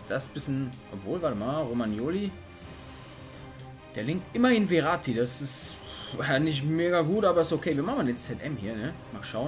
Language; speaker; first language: German; native; German